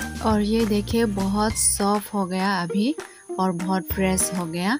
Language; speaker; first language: Hindi; non-native, local second language; Karbi